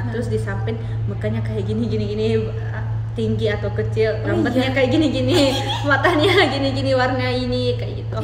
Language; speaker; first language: Indonesian; early bilingual, heritage; Japanese